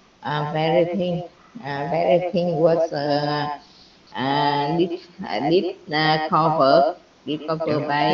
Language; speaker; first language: English; non-native, learner; Vietnamese